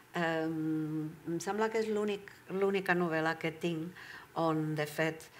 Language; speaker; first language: Catalan; non-native, fluent; Czech